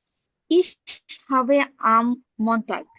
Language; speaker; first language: German; non-native, learner; Bangla